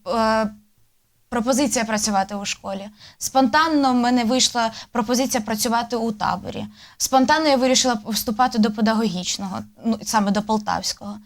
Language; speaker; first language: Ukrainian; native; Ukrainian